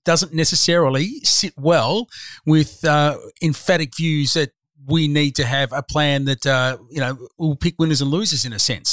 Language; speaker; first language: English; native; English